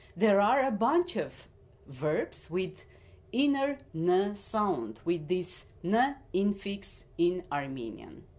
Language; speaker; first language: English; non-native, fluent; Armenian